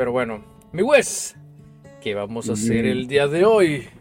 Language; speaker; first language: Spanish; native; Spanish